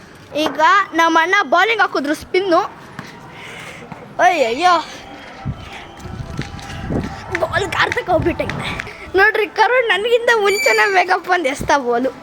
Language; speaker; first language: Kannada; native; Kannada